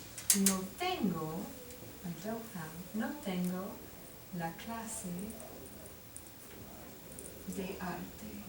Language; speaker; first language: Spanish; non-native, fluent; English